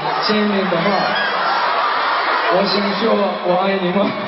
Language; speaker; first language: Chinese; non-native, learner; Korean